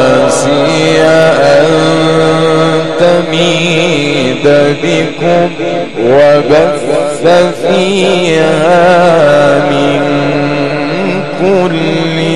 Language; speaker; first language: Arabic; native; Arabic